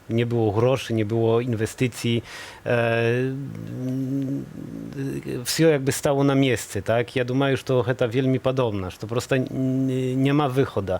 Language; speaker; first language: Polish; non-native, learner; Belarusian